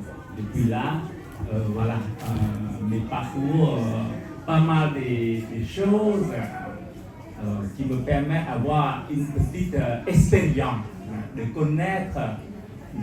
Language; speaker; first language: French; non-native, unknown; Khmer